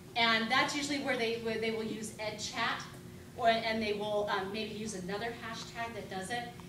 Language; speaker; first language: English; native; English